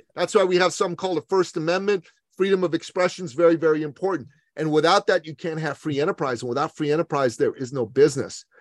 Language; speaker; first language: English; early bilingual, other home language; Persian